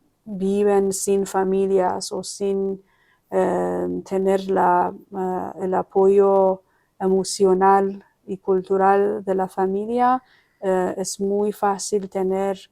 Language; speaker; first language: Spanish; non-native, fluent; Persian